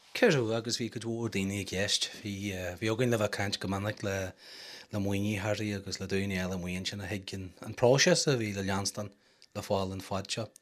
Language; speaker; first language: Irish; non-native, local second language; English